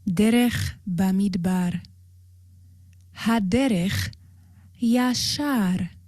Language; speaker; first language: Hebrew; non-native, learner; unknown